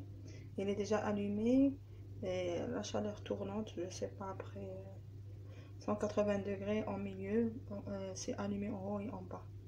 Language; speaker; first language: French; non-native, learner; Arabic